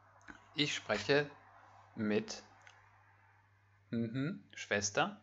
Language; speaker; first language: German; non-native, fluent; French